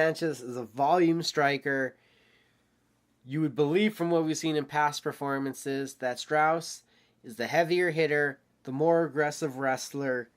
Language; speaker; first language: English; native; English